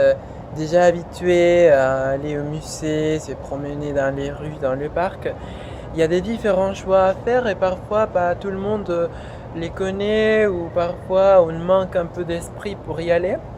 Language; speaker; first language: French; non-native, fluent; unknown